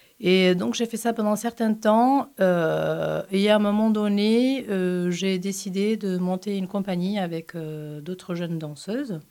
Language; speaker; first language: French; non-native, fluent; Portuguese